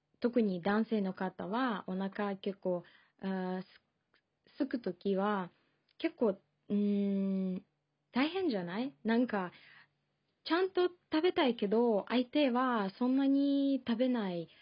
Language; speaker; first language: Japanese; non-native, fluent; Russian